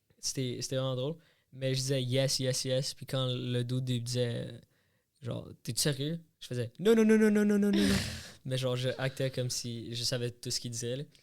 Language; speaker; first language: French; early bilingual, other home language; Portuguese